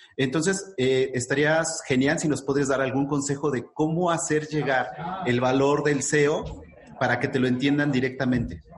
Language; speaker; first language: Spanish; native; Spanish